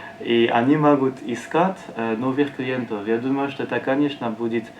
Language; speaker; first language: Russian; non-native, learner; French